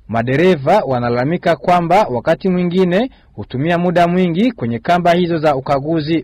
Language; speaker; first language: Swahili; non-native, local second language; Rundi